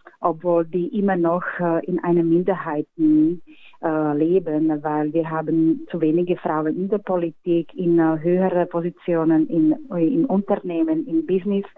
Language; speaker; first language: German; non-native, fluent; Slovak